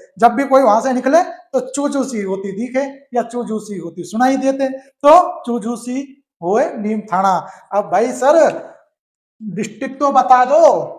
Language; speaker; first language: Hindi; native; Hindi